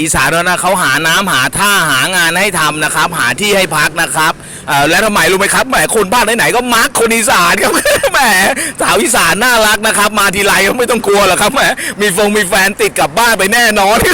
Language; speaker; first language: Thai; native; Thai